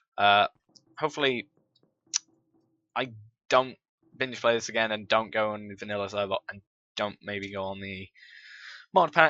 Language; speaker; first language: English; native; English